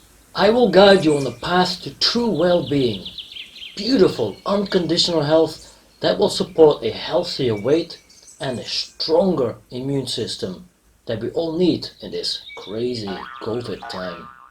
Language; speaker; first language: English; non-native, fluent; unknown